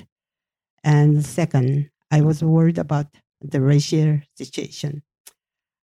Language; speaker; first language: English; non-native, fluent; Japanese